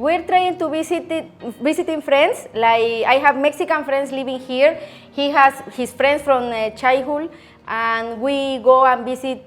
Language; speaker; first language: English; non-native, learner; Spanish